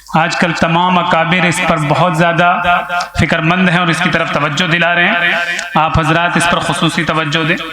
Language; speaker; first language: Urdu; native; Urdu